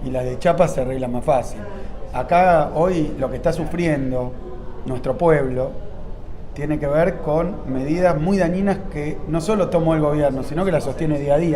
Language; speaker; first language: Spanish; native; Spanish